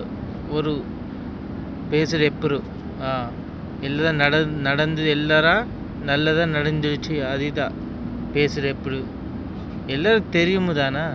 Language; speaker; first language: Tamil; non-native, learner; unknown